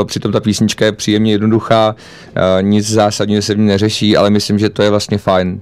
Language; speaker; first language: Czech; native; Czech